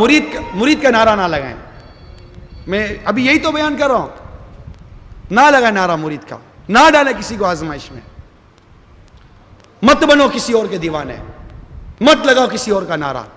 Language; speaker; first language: Urdu; native; Urdu